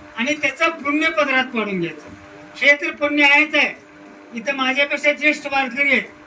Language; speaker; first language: Marathi; native; Marathi